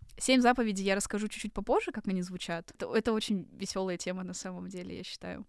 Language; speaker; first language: Russian; native; Russian